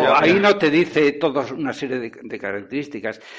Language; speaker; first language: Spanish; native; Spanish